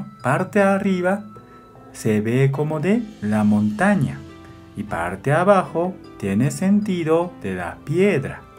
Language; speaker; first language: Spanish; non-native, fluent; Japanese